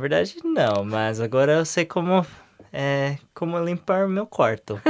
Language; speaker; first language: Portuguese; non-native, learner; English